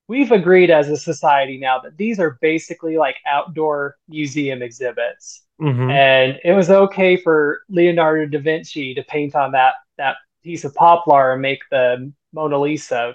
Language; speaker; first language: English; native; English